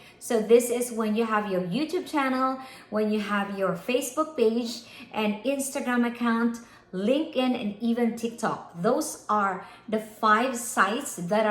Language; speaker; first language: English; non-native, local second language; Filipino